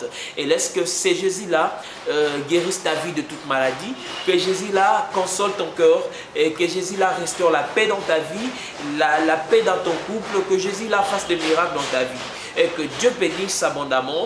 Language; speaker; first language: French; non-native, local second language; Lingala